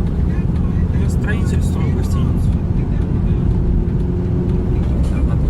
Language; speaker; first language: Russian; native; Russian